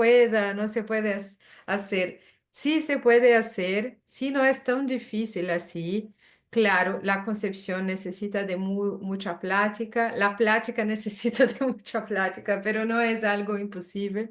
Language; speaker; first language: Spanish; non-native, learner; Portuguese